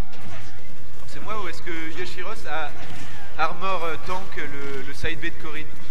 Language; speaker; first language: French; native; French